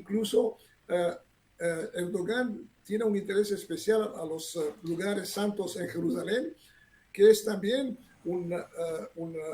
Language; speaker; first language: Spanish; non-native, fluent; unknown